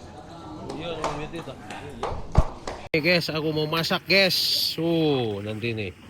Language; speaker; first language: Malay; non-native, local second language; Sundanese